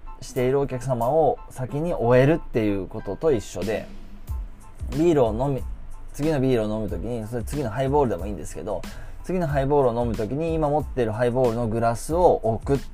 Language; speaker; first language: Japanese; native; Japanese